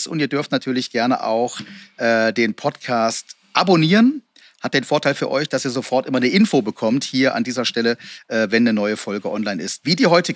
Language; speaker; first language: German; native; German